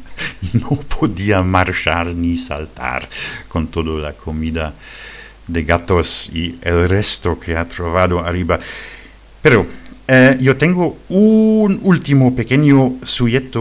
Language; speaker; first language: Spanish; non-native, fluent; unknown